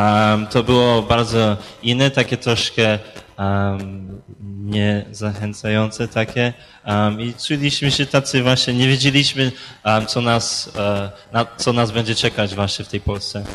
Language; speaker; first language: Polish; early bilingual, heritage; Polish